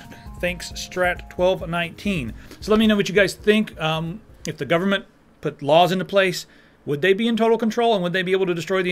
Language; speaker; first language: English; native; English